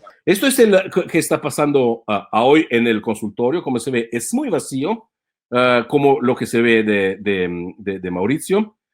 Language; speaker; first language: Spanish; non-native, fluent; Italian